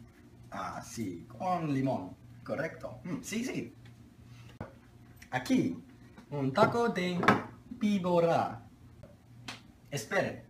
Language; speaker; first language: Spanish; non-native, learner; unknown